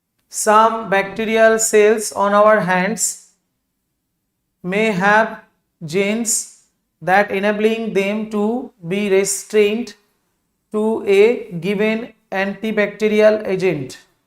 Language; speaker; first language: English; non-native, local second language; Bangla